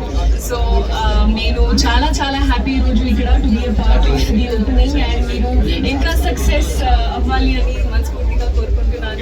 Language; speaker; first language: Telugu; non-native, fluent; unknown